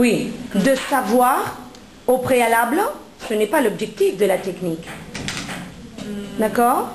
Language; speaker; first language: French; non-native, fluent; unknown